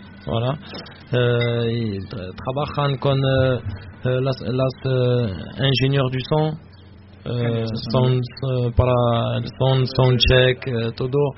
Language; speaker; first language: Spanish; non-native, learner; French